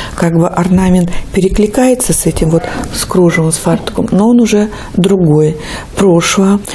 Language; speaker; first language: Russian; native; Russian